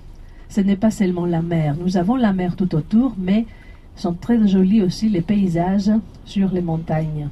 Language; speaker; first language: French; non-native, fluent; Greek